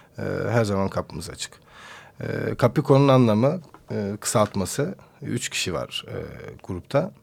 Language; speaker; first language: Turkish; non-native, local second language; Kurdish